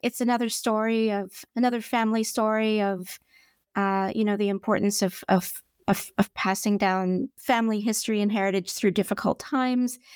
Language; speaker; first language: English; native; English